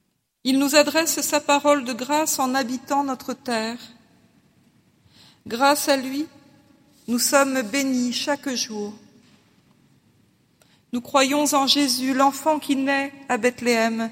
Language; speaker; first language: French; native; French